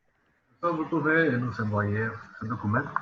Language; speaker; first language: French; non-native, learner; Spanish